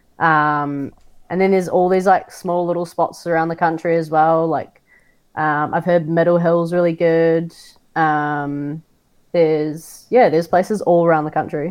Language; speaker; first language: English; native; English